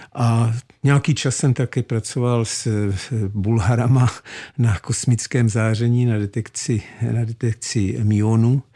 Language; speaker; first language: Czech; native; Czech